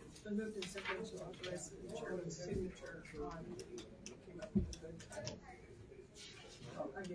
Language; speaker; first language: English; native; English